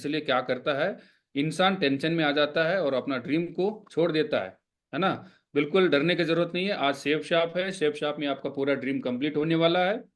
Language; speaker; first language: Hindi; non-native, local second language; Kannada